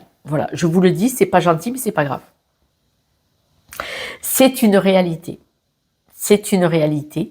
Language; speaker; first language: French; native; French